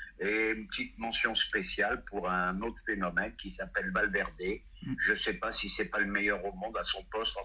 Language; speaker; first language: French; native; French